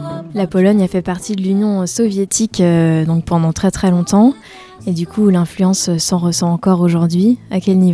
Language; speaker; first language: French; native; French